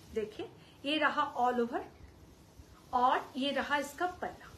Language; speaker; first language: Hindi; non-native, local second language; Bangla